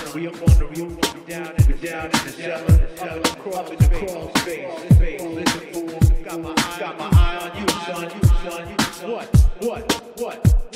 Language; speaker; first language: English; native; English